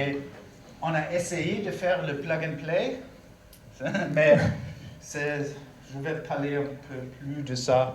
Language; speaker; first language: French; non-native, learner; German